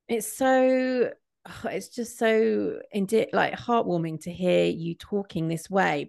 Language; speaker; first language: English; native; English